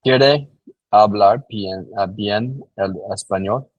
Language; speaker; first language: Spanish; non-native, learner; English